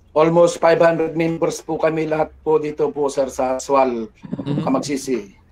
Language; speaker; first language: Filipino; non-native, local second language; Pangasinan